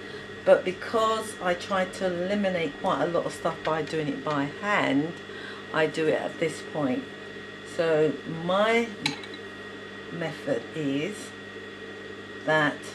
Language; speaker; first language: English; native; English